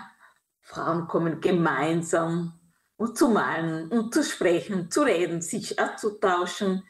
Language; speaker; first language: German; non-native, fluent; Kinyarwanda